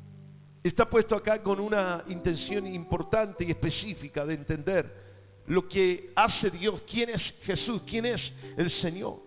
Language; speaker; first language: Spanish; native; Spanish